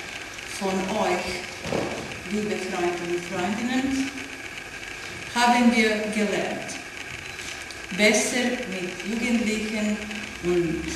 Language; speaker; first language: German; non-native, learner; Serbian